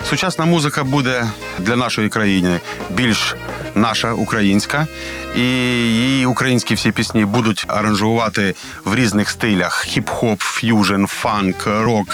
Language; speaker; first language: Ukrainian; non-native, local second language; Russian